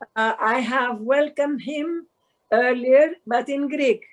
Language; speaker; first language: English; non-native, fluent; Greek